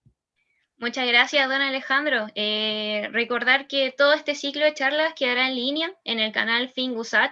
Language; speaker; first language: Spanish; native; Spanish